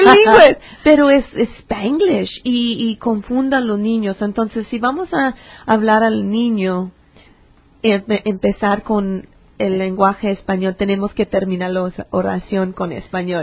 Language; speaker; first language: Spanish; early bilingual, heritage; English